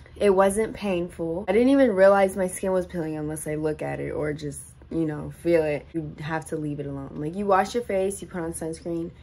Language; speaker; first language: English; native; English